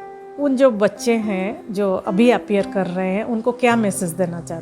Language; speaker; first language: Hindi; non-native, local second language; Odia